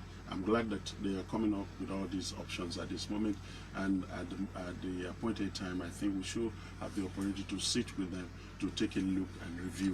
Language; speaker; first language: English; non-native, local second language; Yoruba